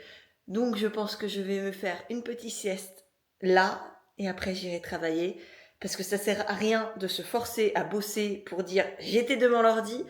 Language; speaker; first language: French; native; French